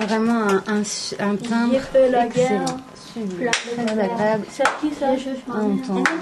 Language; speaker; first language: French; native; French